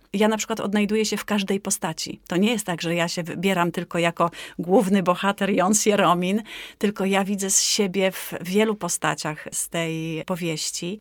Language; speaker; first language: Polish; native; Polish